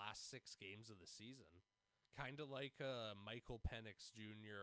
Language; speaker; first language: English; native; English